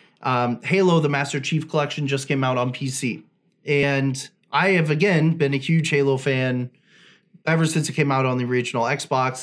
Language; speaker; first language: English; native; English